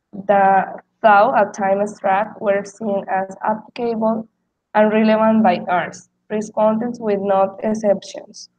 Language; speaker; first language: English; non-native, learner; Spanish